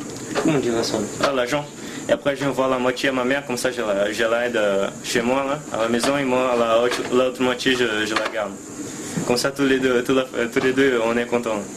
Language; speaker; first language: French; non-native, fluent; Portuguese